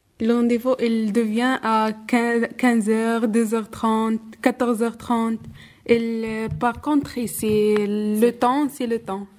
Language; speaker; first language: French; non-native, local second language; Arabic